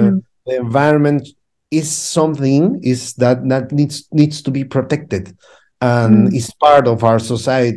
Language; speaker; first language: English; non-native, fluent; Spanish